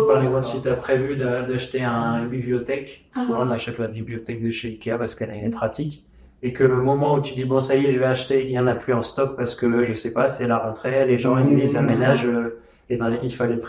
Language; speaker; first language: French; native; French